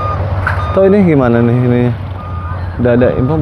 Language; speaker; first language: Indonesian; non-native, local second language; Sundanese